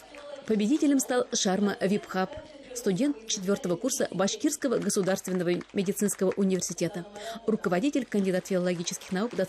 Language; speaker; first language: Russian; native; Russian